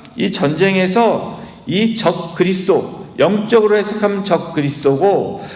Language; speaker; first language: Korean; native; Korean